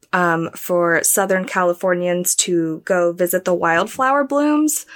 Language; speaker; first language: English; native; English